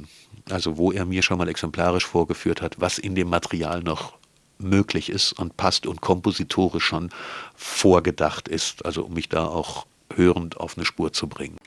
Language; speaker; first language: German; native; German